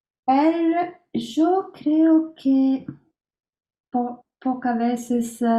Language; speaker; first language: Spanish; non-native, learner; Italian